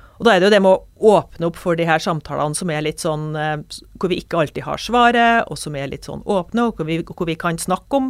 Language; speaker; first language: Norwegian; native; Norwegian